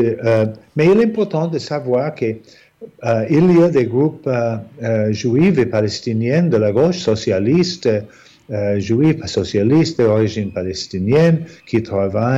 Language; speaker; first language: French; non-native, fluent; English